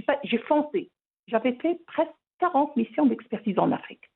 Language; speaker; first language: French; non-native, local second language; Arabic